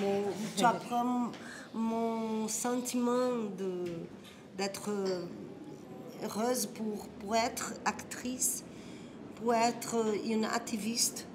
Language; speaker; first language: French; non-native, learner; Portuguese